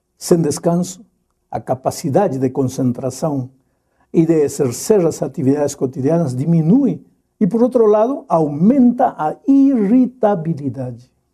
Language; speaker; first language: Portuguese; non-native, fluent; Spanish